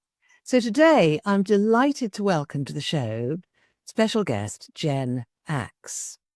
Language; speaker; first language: English; native; English